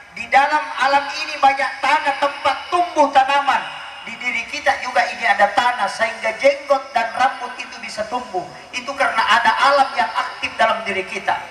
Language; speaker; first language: Indonesian; non-native, local second language; Buginese